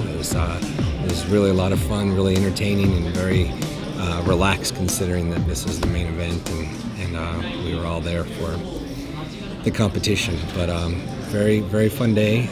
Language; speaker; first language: English; native; English